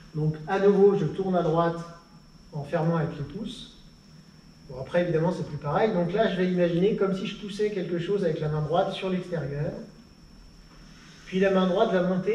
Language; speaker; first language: French; native; French